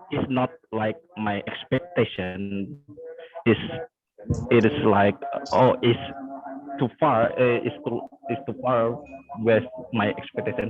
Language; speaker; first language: English; non-native, learner; Indonesian